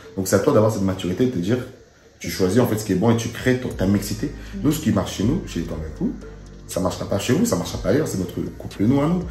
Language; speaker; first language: French; early bilingual, other home language; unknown